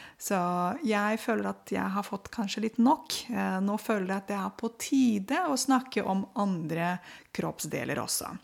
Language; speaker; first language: Norwegian; non-native, fluent; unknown